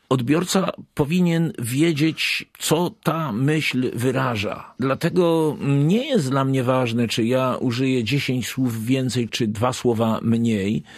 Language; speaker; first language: Polish; native; Polish